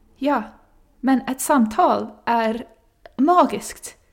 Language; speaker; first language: Swedish; non-native, learner; English